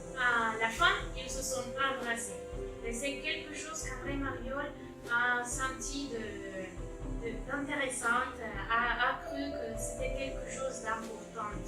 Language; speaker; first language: French; non-native, learner; Spanish